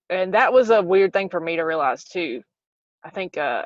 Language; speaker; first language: English; native; English